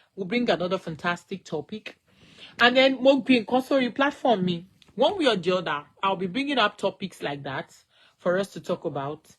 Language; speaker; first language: English; non-native, local second language; Yoruba